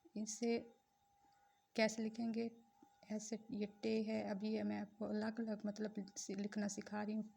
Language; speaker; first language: Urdu; non-native, local second language; Punjabi